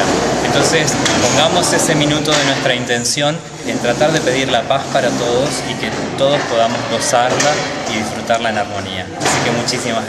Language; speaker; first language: Spanish; native; Spanish